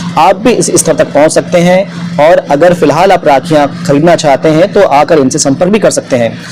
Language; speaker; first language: Hindi; native; Hindi